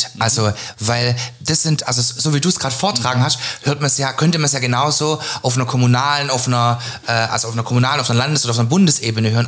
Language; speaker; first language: German; native; German